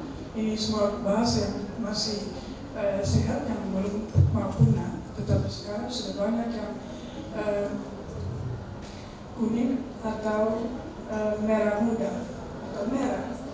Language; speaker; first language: Indonesian; non-native, fluent; Dutch